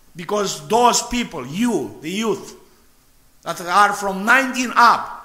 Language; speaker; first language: English; non-native, fluent; Romanian